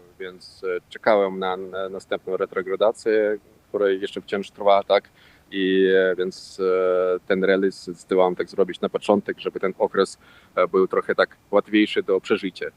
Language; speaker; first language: Polish; non-native, local second language; Russian